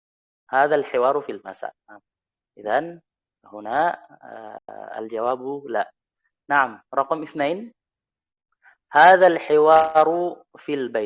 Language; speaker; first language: Arabic; non-native, fluent; Indonesian